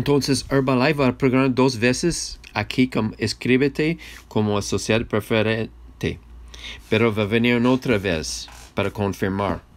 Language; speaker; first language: Spanish; non-native, learner; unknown